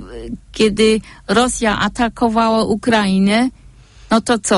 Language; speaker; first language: Polish; non-native, fluent; German